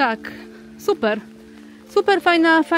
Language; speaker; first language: Polish; native; Polish